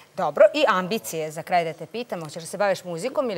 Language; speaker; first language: Serbian; native; Serbian